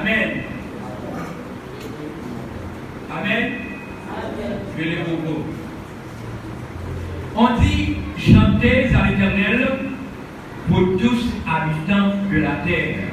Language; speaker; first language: French; non-native, local second language; Haitian Creole